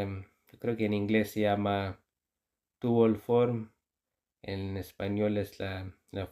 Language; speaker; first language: Spanish; non-native, fluent; Icelandic